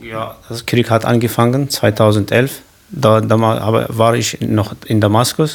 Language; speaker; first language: German; non-native, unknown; Kurdish